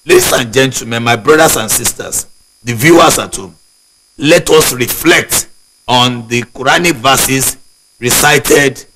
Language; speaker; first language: English; non-native, local second language; Yoruba